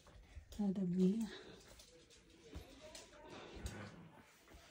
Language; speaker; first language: Danish; non-native, learner; Filipino